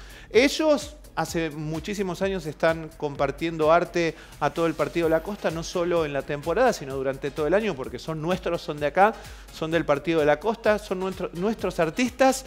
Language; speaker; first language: Spanish; native; Spanish